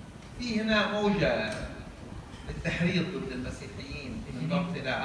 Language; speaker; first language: Arabic; native; Arabic